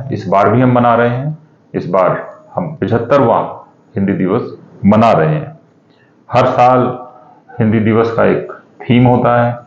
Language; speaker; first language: Hindi; native; Hindi